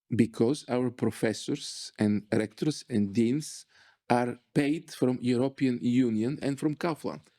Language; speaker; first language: English; non-native, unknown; Bulgarian